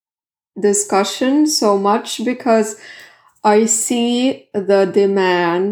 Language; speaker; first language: English; non-native, fluent; Swedish